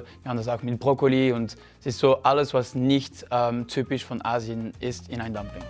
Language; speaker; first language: German; non-native, fluent; French